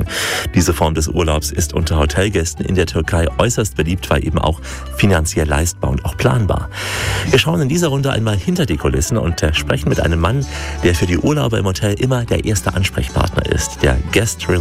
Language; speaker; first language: German; native; German